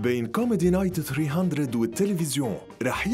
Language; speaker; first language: Arabic; native; Arabic